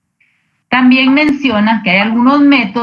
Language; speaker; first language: Spanish; native; Spanish